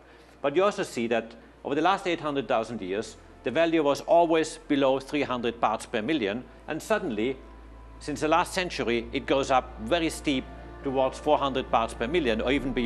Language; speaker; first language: English; non-native, fluent; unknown